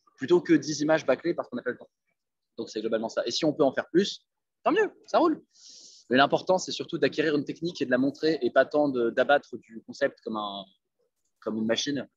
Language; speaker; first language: French; native; French